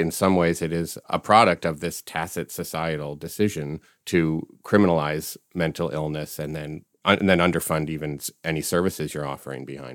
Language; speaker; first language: English; native; English